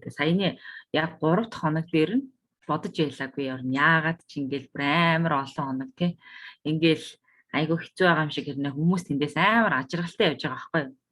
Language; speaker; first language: Mongolian; native; Mongolian